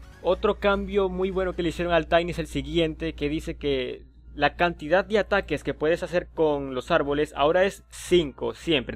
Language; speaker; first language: Spanish; native; Spanish